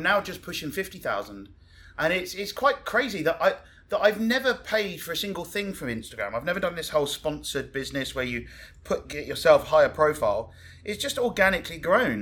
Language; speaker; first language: English; native; English